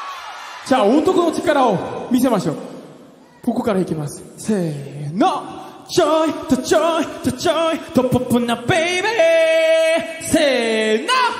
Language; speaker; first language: Japanese; non-native, fluent; Korean